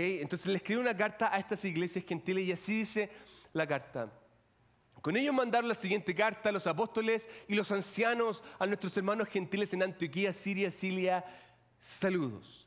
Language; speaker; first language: Spanish; native; Spanish